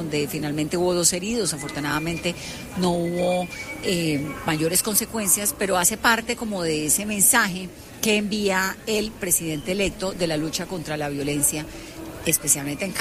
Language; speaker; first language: Spanish; native; Spanish